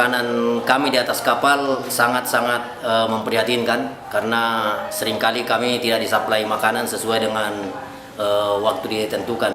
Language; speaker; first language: Indonesian; non-native, local second language; Buginese